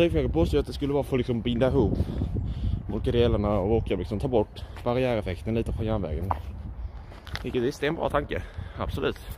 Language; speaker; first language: Swedish; native; Swedish